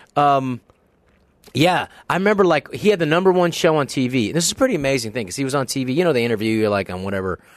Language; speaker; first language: English; early bilingual, other home language; Filipino